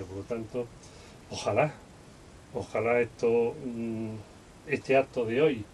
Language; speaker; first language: Spanish; native; Spanish